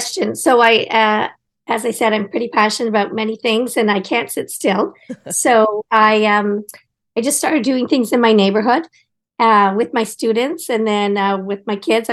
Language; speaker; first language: English; native; English